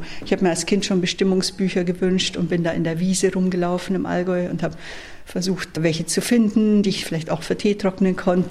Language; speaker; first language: German; native; German